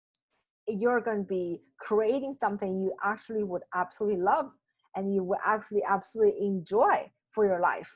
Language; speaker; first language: English; non-native, fluent; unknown